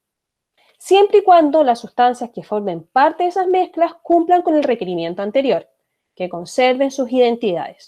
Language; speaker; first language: Spanish; native; Spanish